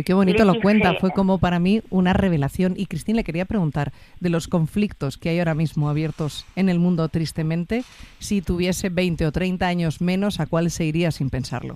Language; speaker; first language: Spanish; native; Spanish